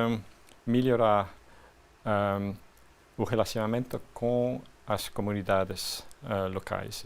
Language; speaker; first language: Portuguese; non-native, fluent; French